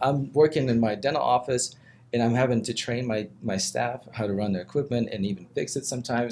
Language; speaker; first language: English; non-native, fluent; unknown